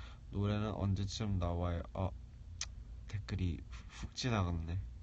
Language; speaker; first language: Korean; early bilingual, heritage; Korean